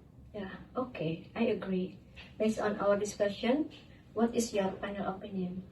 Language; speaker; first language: English; non-native, learner; Indonesian